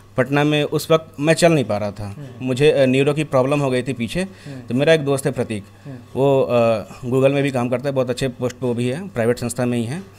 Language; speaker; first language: Hindi; native; Hindi